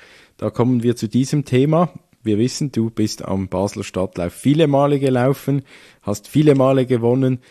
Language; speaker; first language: German; native; German